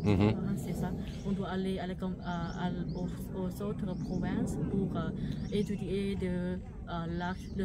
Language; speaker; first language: French; non-native, fluent; Thai